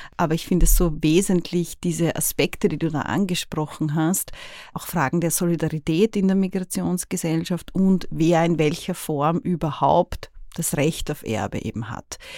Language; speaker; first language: German; native; German